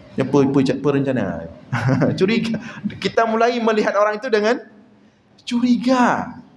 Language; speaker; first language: Malay; non-native, local second language; Achinese